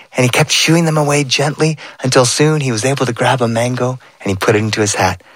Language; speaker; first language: English; early bilingual, other home language; Spanish